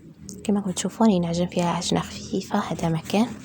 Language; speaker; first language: Arabic; native; Arabic